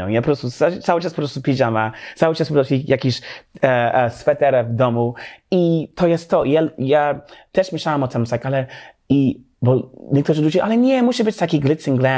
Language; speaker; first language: Polish; non-native, learner; English